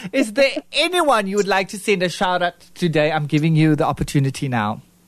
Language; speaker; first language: English; non-native, local second language; Afrikaans